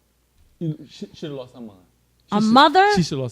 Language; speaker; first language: English; native; English